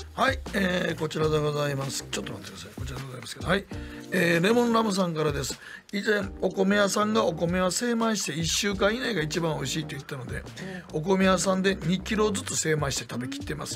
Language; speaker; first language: Japanese; native; Japanese